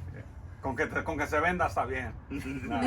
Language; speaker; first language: Spanish; early bilingual, heritage; Spanish